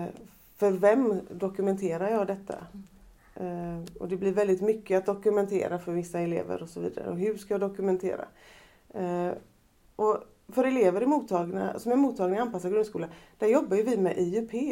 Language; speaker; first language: Swedish; native; Swedish